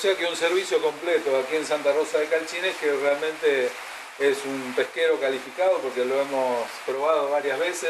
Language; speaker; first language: Spanish; native; Spanish